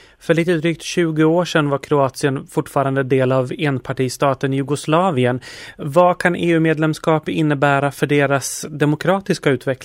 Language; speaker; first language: Swedish; native; Swedish